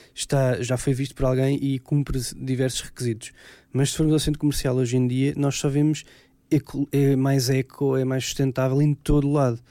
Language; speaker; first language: Portuguese; native; Portuguese